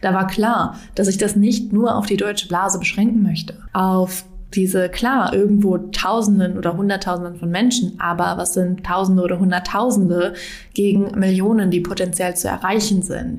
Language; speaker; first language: German; native; German